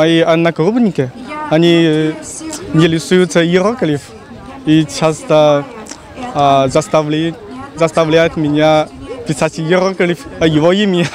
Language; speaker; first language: Ukrainian; non-native, learner; Chinese